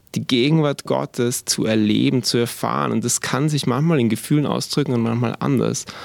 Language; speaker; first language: German; native; German